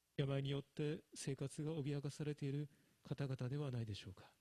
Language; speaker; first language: Japanese; native; Japanese